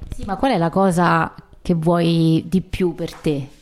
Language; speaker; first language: Italian; native; Italian